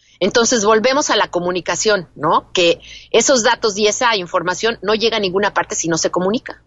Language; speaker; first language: Spanish; native; Spanish